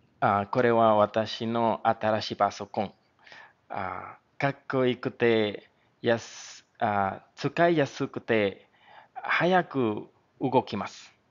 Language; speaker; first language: Japanese; non-native, learner; Spanish